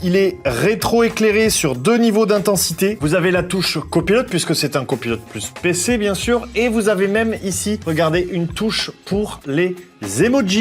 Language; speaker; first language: French; native; French